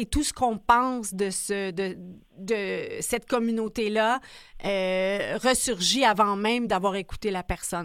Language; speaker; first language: French; native; French